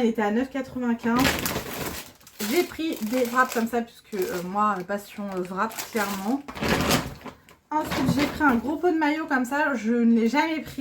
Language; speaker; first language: French; native; French